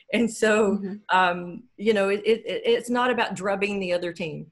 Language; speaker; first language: English; native; English